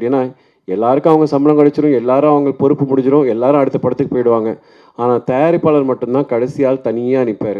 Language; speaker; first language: Tamil; native; Tamil